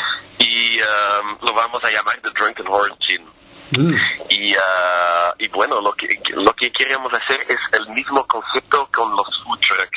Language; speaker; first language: Spanish; non-native, fluent; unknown